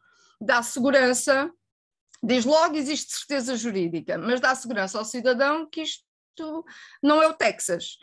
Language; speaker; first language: Portuguese; native; Portuguese